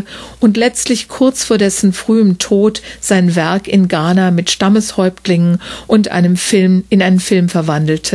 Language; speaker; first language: German; native; German